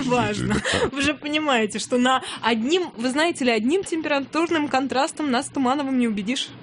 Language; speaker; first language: Russian; native; Russian